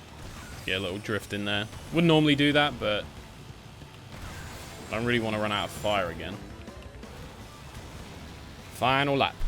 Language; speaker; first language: English; native; English